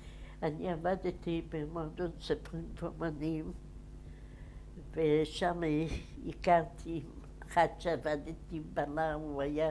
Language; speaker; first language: Hebrew; non-native, fluent; Yiddish